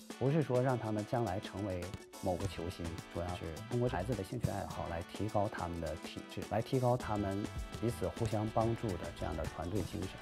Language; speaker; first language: Chinese; native; Chinese